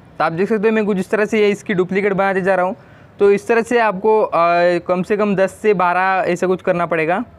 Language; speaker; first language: Hindi; non-native, local second language; Marathi